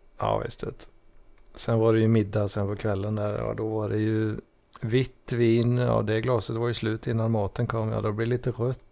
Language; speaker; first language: Swedish; native; Swedish